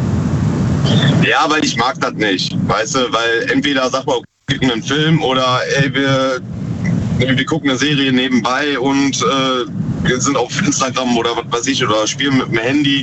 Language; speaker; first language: German; native; German